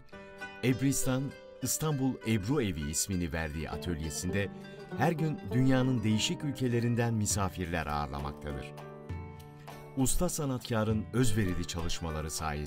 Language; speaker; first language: Turkish; native; Turkish